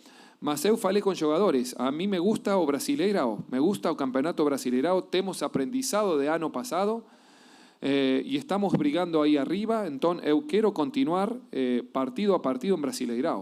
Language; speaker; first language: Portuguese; non-native, fluent; Spanish